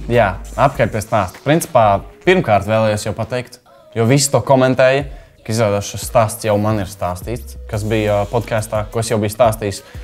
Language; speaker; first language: Latvian; native; Latvian